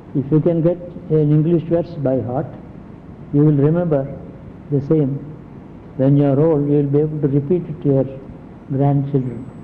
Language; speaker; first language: English; non-native, local second language; Telugu